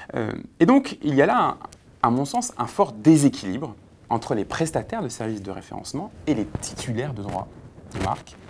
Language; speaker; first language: French; native; French